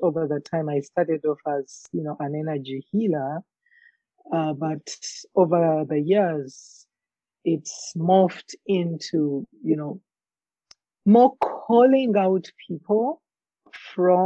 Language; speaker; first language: English; non-native, local second language; Ganda